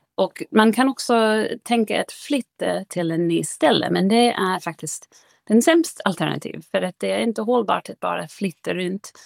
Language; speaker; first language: Swedish; non-native, fluent; English